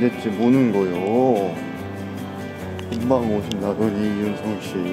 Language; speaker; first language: Korean; native; Korean